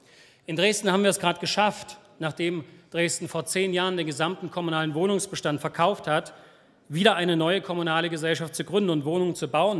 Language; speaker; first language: German; native; German